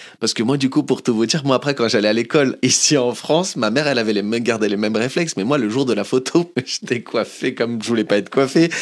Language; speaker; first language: French; early bilingual, other home language; Portuguese